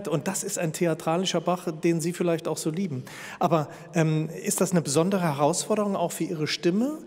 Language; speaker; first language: German; native; German